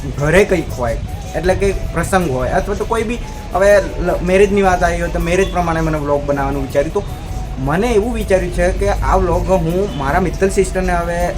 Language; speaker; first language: Gujarati; native; Gujarati